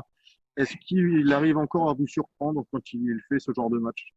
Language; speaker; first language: French; native; French